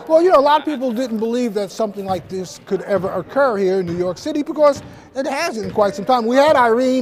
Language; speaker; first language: English; native; English